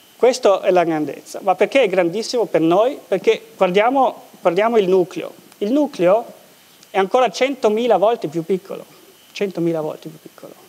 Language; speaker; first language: Italian; non-native, local second language; German